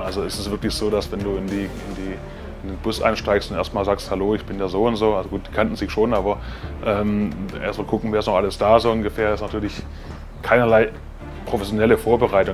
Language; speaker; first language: German; native; German